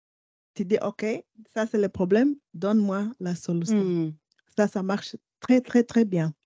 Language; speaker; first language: French; non-native, learner; Portuguese